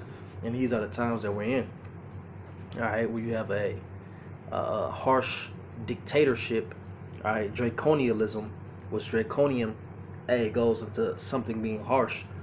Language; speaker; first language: English; native; English